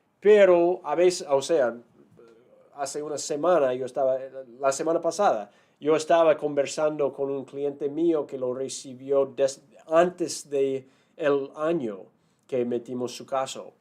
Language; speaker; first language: Spanish; non-native, fluent; English